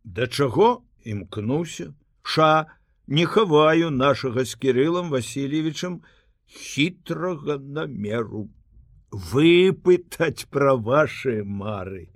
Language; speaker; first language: Belarusian; native; Belarusian